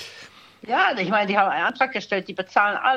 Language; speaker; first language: German; native; German